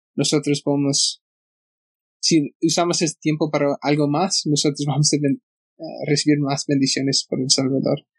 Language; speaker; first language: Spanish; non-native, fluent; English